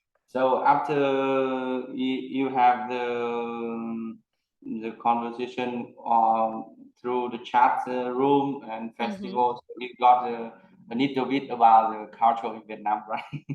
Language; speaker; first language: English; non-native, learner; Vietnamese